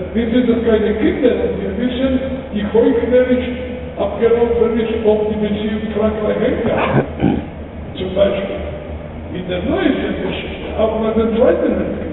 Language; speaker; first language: German; non-native, fluent; Polish